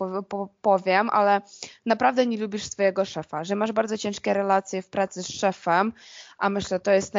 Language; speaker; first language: Polish; non-native, fluent; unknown